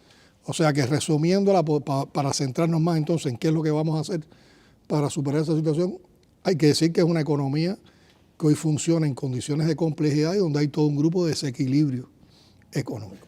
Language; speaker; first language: Spanish; native; Spanish